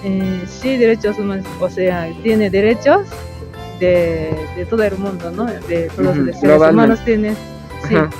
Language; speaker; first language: Spanish; non-native, learner; Japanese